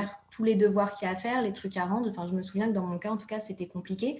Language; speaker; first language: French; native; French